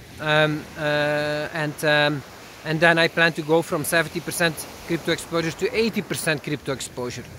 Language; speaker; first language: English; non-native, fluent; Dutch